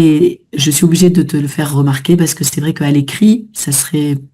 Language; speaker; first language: French; native; French